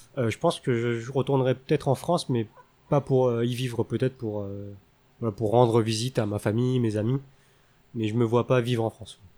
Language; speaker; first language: French; early bilingual, other home language; Min Nan Chinese